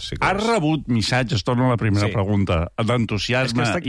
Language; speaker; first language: Catalan; native; Catalan